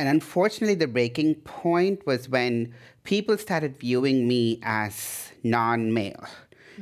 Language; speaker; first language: English; non-native, local second language; Tamil